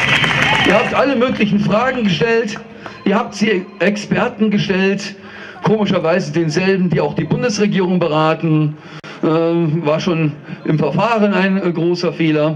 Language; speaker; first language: German; native; German